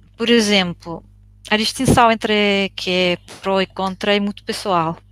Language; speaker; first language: Portuguese; non-native, fluent; Italian